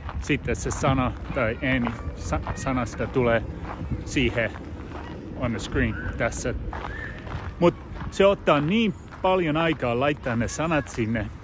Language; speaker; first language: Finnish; non-native, learner; English